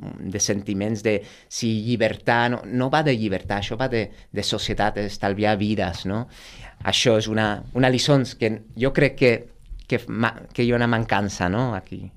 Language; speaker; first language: Catalan; non-native, fluent; Dutch